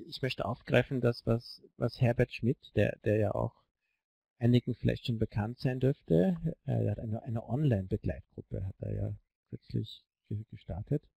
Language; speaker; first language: German; native; German